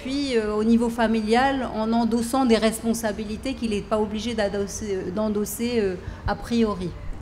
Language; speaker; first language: French; native; French